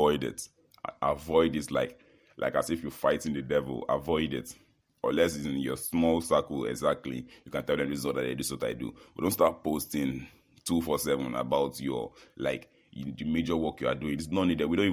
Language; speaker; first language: English; non-native, local second language; Yoruba